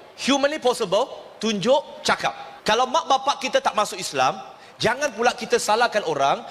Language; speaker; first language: Malay; non-native, local second language; Chinese